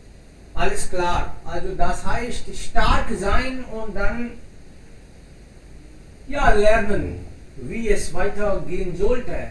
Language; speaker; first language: German; non-native, learner; Hindi